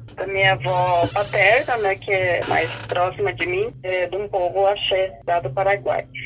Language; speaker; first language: Portuguese; non-native, local second language; Guarani